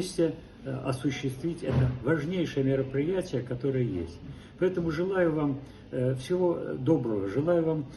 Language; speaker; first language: Russian; native; Russian